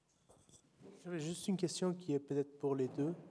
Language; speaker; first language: French; native; French